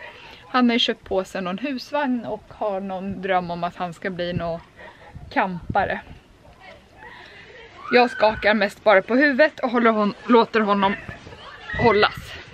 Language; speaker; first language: Swedish; native; Swedish